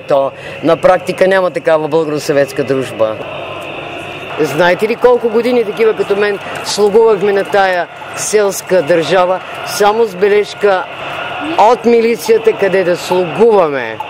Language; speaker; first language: Bulgarian; native; Bulgarian